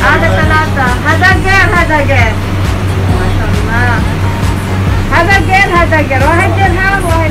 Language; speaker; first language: Arabic; non-native, learner; Filipino